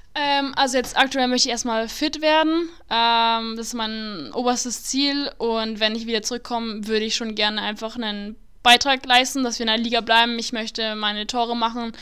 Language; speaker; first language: German; native; German